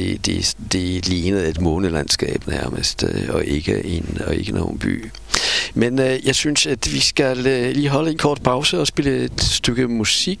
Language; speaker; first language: Danish; non-native, fluent; Polish